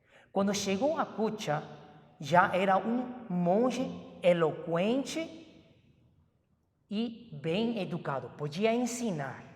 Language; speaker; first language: Portuguese; non-native, fluent; Chinese